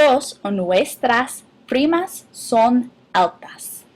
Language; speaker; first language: Spanish; non-native, fluent; English